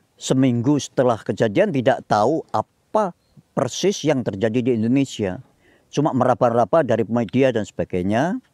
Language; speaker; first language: Indonesian; native; Indonesian